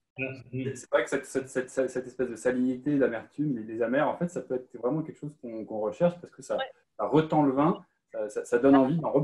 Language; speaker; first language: French; native; French